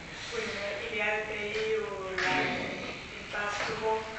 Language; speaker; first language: French; non-native, learner; Spanish